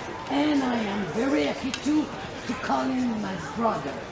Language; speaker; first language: English; non-native, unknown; French